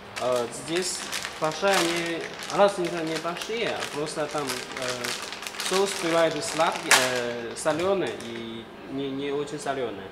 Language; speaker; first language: Russian; non-native, learner; Chinese